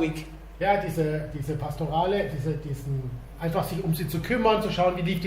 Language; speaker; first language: German; native; German